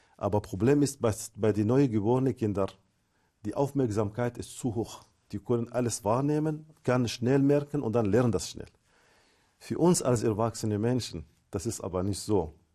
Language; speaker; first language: German; non-native, learner; Arabic